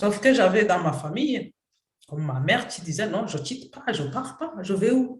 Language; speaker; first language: French; non-native, local second language; Kinyarwanda